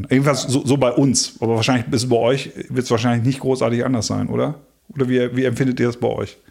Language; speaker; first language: German; native; German